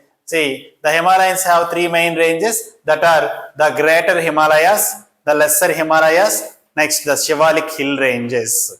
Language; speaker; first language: English; non-native, local second language; Telugu